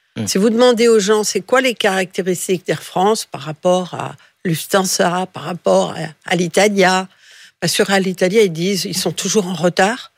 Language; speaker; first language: French; early bilingual, other home language; Catalan